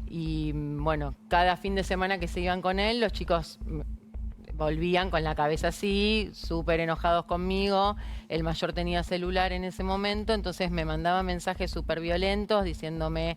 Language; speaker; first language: Spanish; native; Spanish